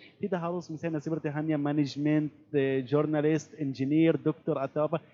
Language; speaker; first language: Indonesian; non-native, fluent; Arabic